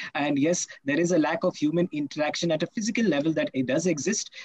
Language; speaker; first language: English; non-native, local second language; Hindi